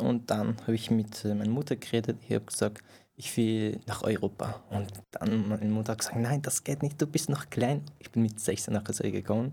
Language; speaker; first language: German; non-native, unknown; Persian